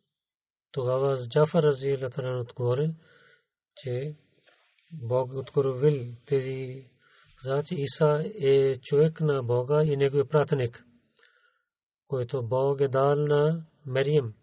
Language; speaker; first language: Bulgarian; non-native, learner; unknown